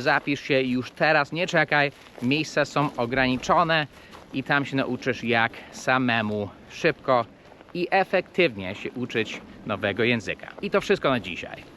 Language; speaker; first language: Polish; non-native, fluent; English